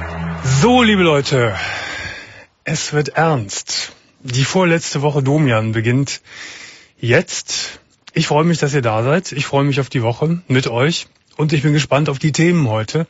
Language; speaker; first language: German; native; German